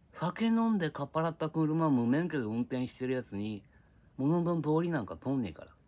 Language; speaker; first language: Japanese; native; Japanese